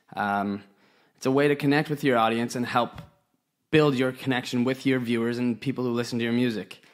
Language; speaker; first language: English; native; English